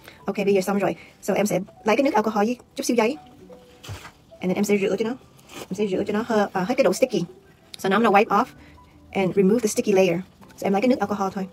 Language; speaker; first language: Vietnamese; early bilingual, heritage; Vietnamese